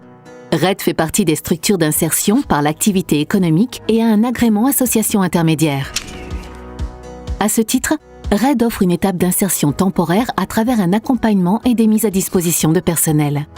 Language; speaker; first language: French; native; French